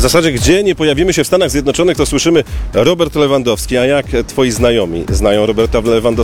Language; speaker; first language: Polish; native; Polish